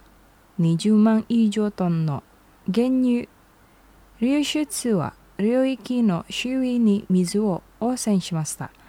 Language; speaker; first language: Japanese; non-native, learner; Indonesian